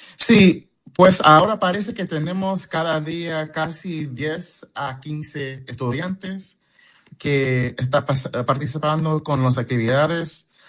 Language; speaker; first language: Spanish; non-native, fluent; English